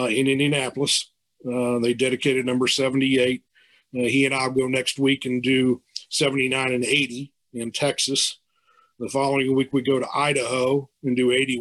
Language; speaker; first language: English; native; English